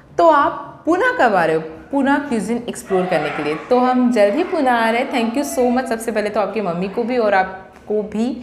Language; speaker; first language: Hindi; non-native, local second language; Marathi